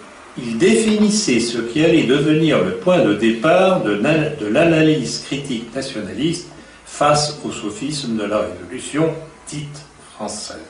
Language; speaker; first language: French; native; French